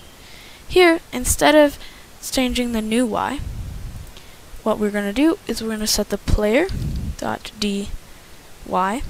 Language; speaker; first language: English; native; English